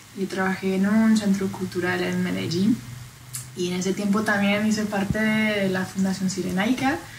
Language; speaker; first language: Spanish; non-native, fluent; German